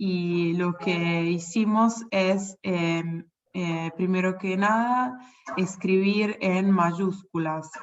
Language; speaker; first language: Spanish; non-native, fluent; Italian